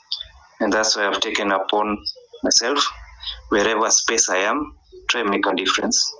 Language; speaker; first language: English; non-native, local second language; Swahili